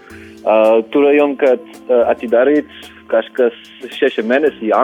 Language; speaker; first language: Lithuanian; non-native, learner; French